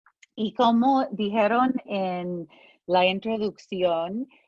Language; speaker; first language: Spanish; non-native, fluent; English